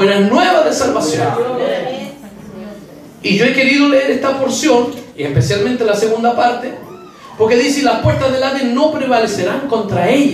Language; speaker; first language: Spanish; native; Spanish